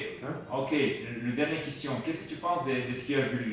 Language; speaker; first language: French; non-native, learner; Bulgarian